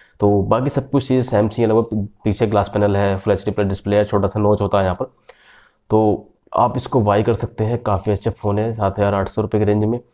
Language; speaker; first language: Hindi; native; Hindi